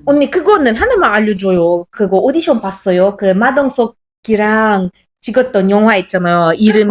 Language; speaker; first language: Korean; non-native, fluent; Uzbek